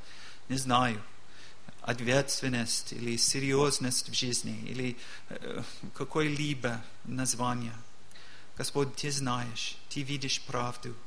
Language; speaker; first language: Russian; non-native, learner; English